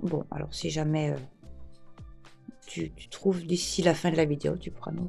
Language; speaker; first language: French; native; French